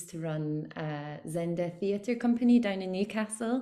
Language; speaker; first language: English; native; English